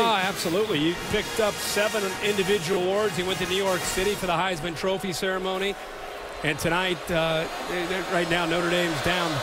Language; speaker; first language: English; native; English